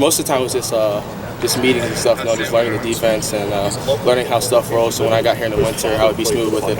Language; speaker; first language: English; native; English